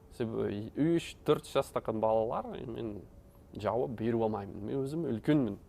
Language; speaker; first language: Kazakh; non-native, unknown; Dutch